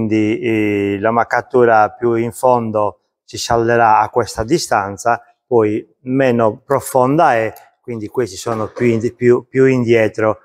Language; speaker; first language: Italian; native; Italian